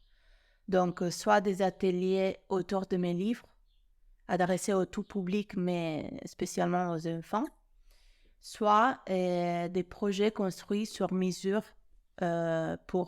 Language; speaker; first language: French; non-native, fluent; Italian